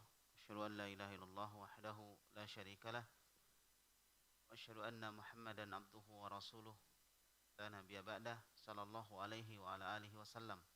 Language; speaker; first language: Arabic; non-native, fluent; Indonesian